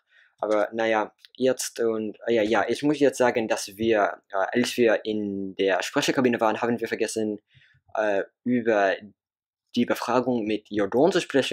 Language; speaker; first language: German; non-native, learner; English